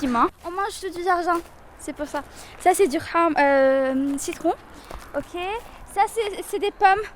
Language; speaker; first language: French; non-native, local second language; Arabic